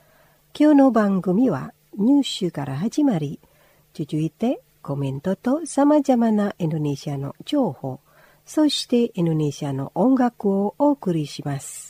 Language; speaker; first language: Japanese; non-native, fluent; Indonesian